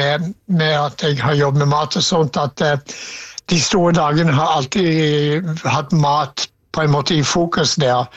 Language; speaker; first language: Norwegian; non-native, fluent; English